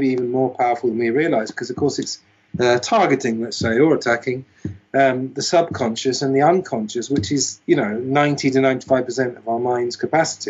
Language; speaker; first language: English; native; English